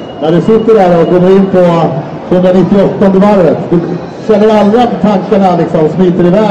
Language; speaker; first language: Swedish; native; Swedish